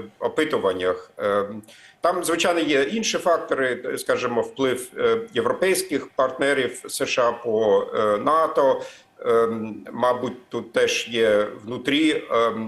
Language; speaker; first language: Ukrainian; non-native, fluent; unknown